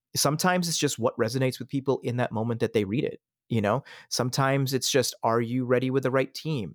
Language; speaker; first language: English; native; English